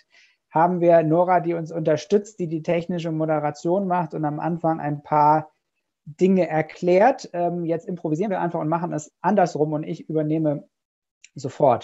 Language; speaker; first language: German; native; German